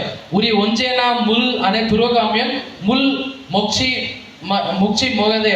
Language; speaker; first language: Korean; non-native, learner; Telugu